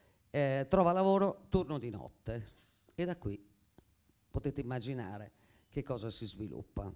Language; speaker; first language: Italian; native; Italian